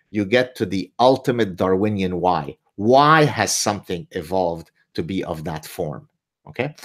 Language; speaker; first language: English; early bilingual, other home language; Arabic